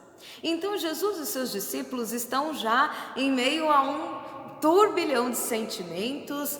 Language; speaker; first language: Portuguese; native; Portuguese